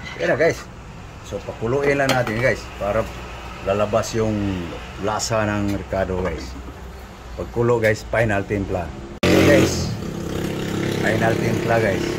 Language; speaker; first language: Filipino; non-native, local second language; Cebuano